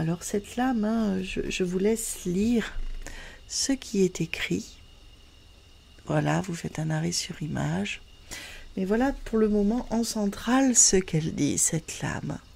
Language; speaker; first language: French; native; French